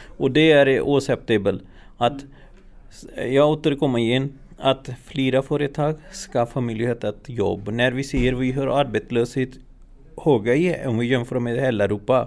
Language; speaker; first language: Swedish; non-native, learner; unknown